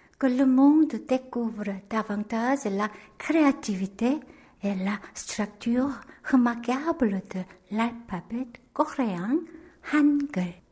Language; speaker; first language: French; non-native, fluent; Korean